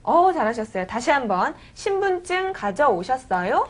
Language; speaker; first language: Korean; native; Korean